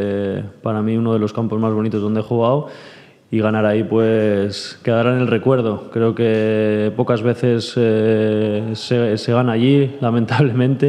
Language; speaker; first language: Spanish; native; Spanish